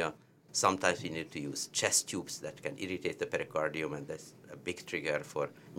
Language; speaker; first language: English; non-native, fluent; Hungarian